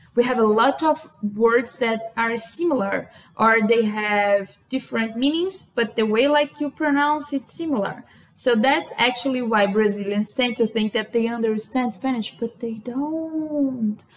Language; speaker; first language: English; non-native, fluent; Portuguese